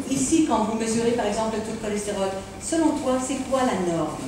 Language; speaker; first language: French; native; French